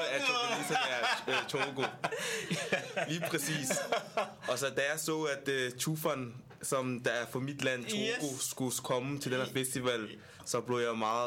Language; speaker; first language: Danish; early bilingual, other home language; Ewe